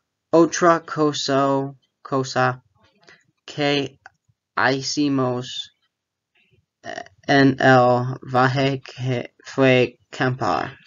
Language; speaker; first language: Spanish; non-native, learner; English